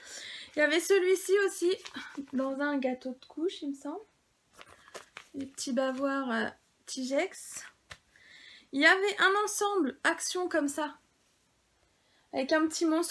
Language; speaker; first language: French; native; French